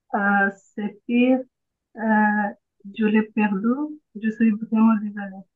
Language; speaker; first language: French; non-native, learner; Bangla